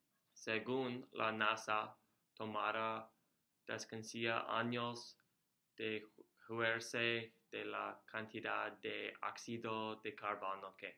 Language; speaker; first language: Spanish; non-native, learner; English